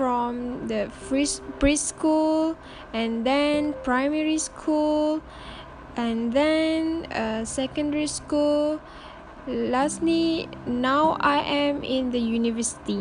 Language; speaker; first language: English; non-native, learner; Malay